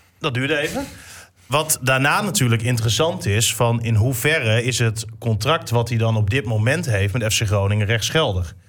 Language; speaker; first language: Dutch; native; Dutch